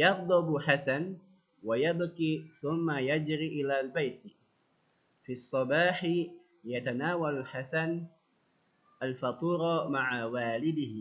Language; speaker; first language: Arabic; non-native, fluent; Indonesian